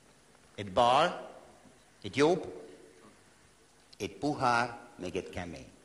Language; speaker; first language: Hungarian; non-native, learner; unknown